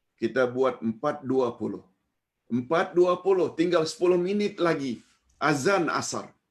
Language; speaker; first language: Malay; native; Malay